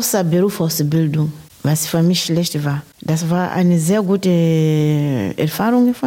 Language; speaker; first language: German; non-native, fluent; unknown